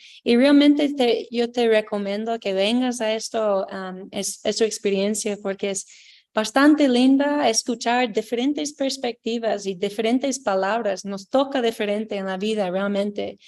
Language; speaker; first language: Spanish; non-native, fluent; English